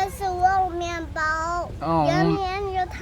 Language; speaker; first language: Chinese; early bilingual, heritage; Chinese